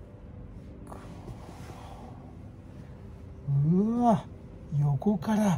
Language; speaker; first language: Japanese; native; Japanese